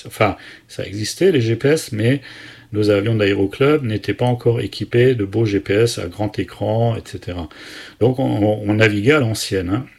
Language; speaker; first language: French; native; French